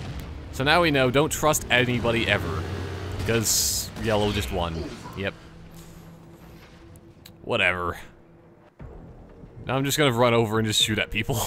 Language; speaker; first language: English; native; English